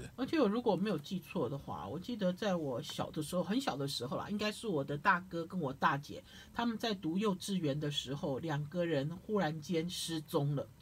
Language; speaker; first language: Chinese; native; Chinese